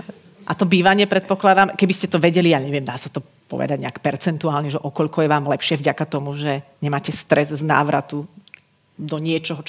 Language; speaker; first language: Slovak; native; Slovak